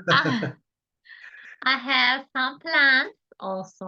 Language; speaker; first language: English; non-native, learner; Turkish